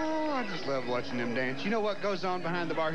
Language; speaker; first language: English; native; English